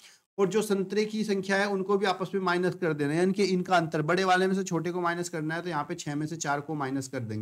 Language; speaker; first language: Hindi; native; Hindi